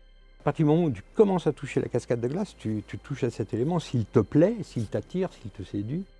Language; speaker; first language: French; native; French